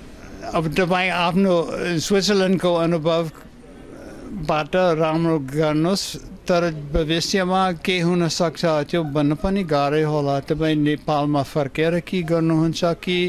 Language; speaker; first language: Nepali; non-native, fluent; German